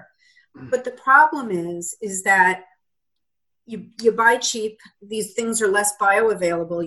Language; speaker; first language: English; native; English